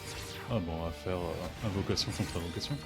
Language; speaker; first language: French; native; French